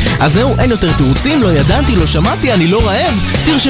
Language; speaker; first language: Hebrew; native; Hebrew